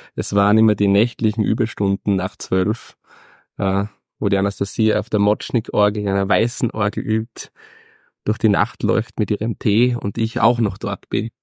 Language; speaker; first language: German; native; German